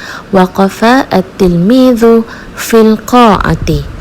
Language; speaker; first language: Arabic; non-native, fluent; Malay